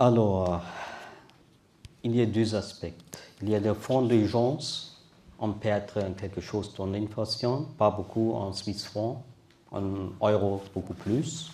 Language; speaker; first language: French; non-native, learner; German